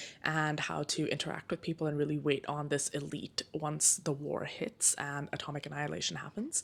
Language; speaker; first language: English; native; English